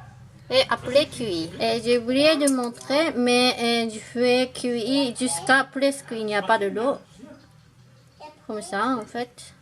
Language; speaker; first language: French; non-native, learner; Japanese